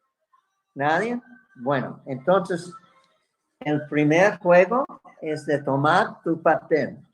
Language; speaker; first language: Spanish; non-native, fluent; English